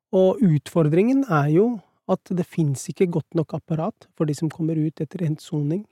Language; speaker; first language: Norwegian; early bilingual, other home language; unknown